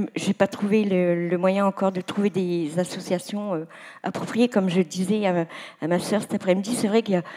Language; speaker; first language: French; native; French